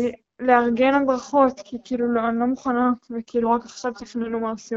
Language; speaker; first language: Hebrew; native; Hebrew